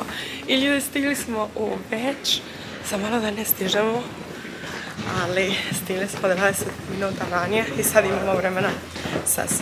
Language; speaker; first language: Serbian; early bilingual, heritage; Serbian